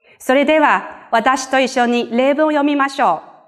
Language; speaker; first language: Japanese; non-native, fluent; Chinese